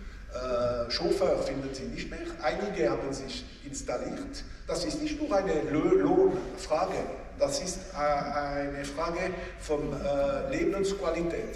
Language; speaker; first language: German; non-native, local second language; French